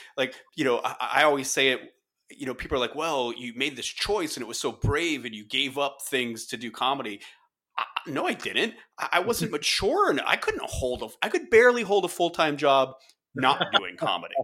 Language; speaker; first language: English; native; English